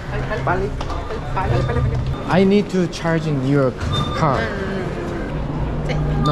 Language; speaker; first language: English; non-native, learner; Korean